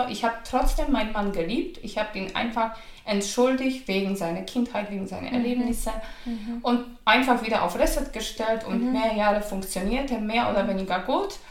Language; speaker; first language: German; non-native, fluent; Polish